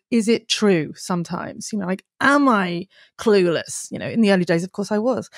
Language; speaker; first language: English; native; English